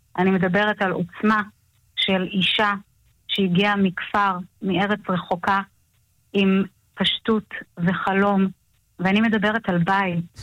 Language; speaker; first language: Hebrew; early bilingual, other home language; Amharic